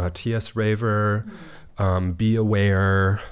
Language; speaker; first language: German; non-native, learner; English